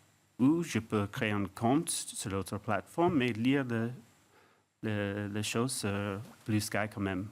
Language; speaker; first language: French; non-native, fluent; English